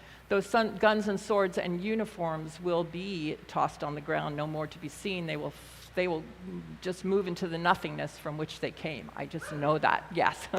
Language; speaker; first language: English; native; English